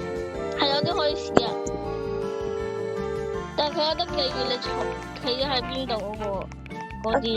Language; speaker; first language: Chinese; early bilingual, heritage; Cantonese